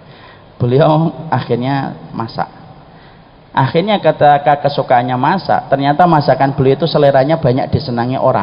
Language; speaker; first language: Indonesian; native; Indonesian